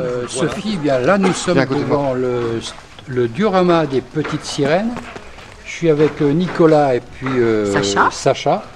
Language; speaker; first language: French; native; French